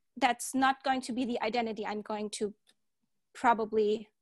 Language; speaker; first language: English; early bilingual, heritage; German